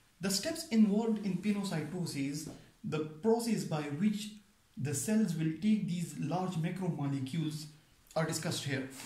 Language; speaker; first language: English; non-native, local second language; Pashto